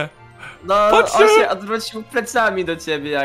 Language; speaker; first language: Polish; native; Polish